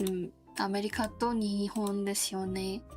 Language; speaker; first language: Japanese; non-native, learner; Korean